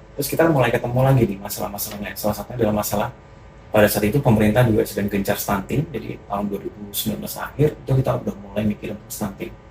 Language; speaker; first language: Indonesian; native; Indonesian